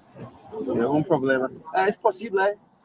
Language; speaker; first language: Spanish; non-native, learner; English